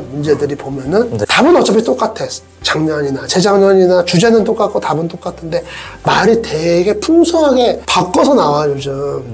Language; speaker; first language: Korean; native; Korean